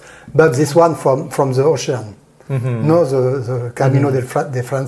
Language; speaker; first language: English; non-native, learner; French